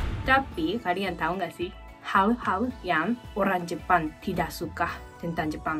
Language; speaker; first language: Indonesian; non-native, fluent; Japanese